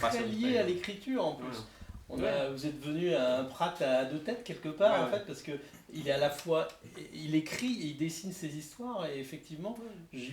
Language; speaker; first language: French; native; French